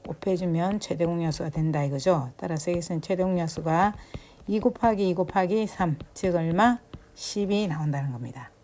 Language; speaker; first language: Korean; native; Korean